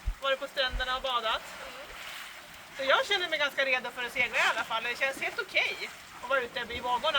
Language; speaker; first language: Swedish; native; Swedish